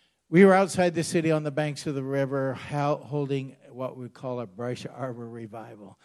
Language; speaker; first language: English; native; English